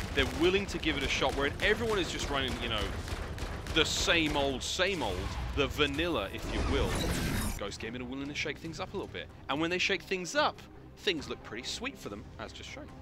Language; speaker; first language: English; native; English